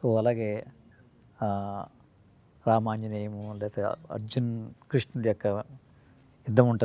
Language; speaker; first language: Telugu; native; Telugu